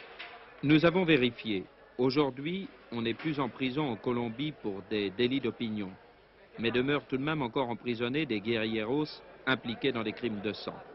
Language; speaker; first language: French; native; French